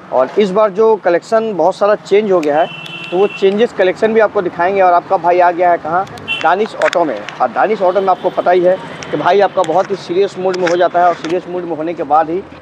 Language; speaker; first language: Hindi; non-native, local second language; Bangla